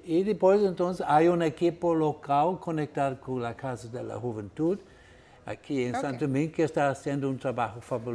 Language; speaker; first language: Spanish; non-native, fluent; Portuguese